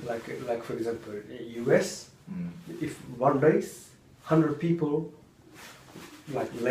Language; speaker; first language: English; non-native, learner; Japanese